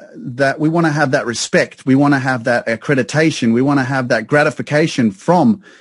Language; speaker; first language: English; native; English